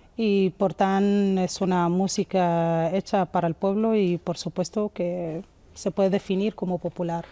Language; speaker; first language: Spanish; non-native, local second language; Arabic